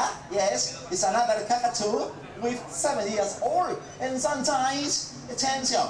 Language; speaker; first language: English; non-native, learner; Spanish